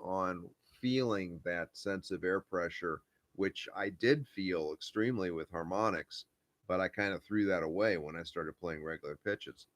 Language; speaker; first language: English; native; English